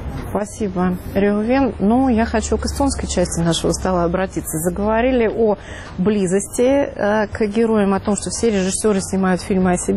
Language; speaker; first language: Russian; native; Russian